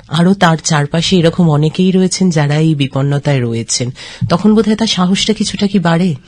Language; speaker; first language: Bangla; native; Bangla